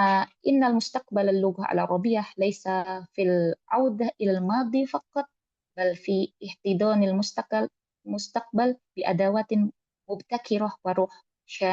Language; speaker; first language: Arabic; non-native, learner; Indonesian